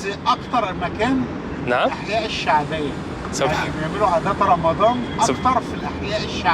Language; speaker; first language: Arabic; native; Arabic